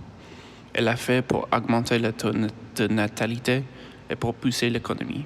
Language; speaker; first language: French; non-native, learner; English